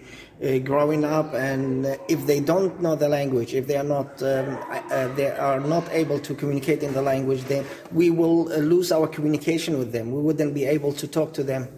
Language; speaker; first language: English; non-native, fluent; Assyrian Neo-Aramaic